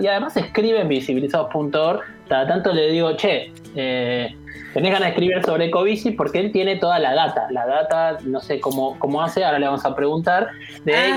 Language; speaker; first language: Spanish; native; Spanish